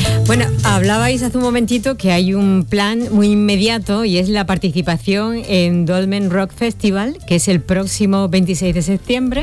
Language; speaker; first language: Spanish; native; Spanish